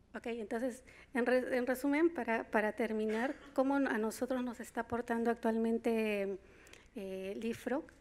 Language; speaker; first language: Spanish; native; Spanish